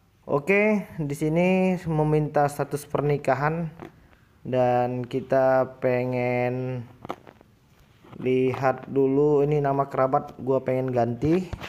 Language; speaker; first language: Indonesian; native; Indonesian